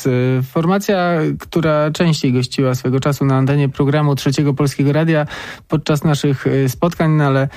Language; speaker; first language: Polish; native; Polish